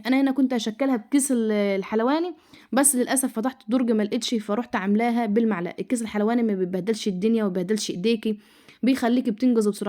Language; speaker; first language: Arabic; native; Arabic